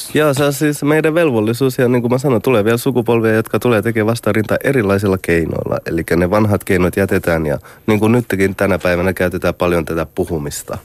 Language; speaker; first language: Finnish; non-native, fluent; Arabic